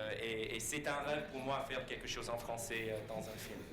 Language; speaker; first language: French; non-native, learner; English